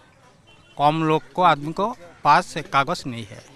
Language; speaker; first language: Hindi; non-native, local second language; Bangla